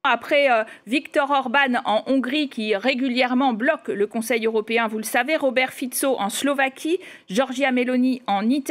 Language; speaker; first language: French; native; French